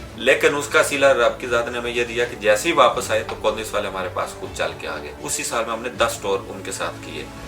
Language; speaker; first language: Urdu; non-native, local second language; Punjabi